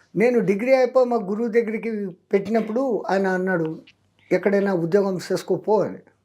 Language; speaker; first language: Telugu; non-native, fluent; Hindi